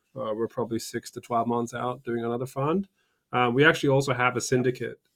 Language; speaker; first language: English; early bilingual, other home language; Norwegian